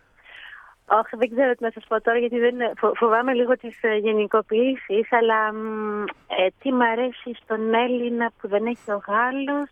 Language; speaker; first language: Greek; early bilingual, heritage; Greek